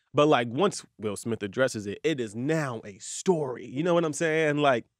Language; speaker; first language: English; native; English